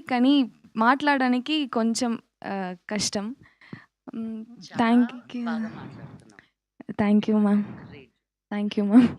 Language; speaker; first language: Telugu; early bilingual, heritage; Tamil